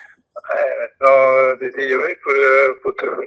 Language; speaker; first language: French; non-native, learner; Dutch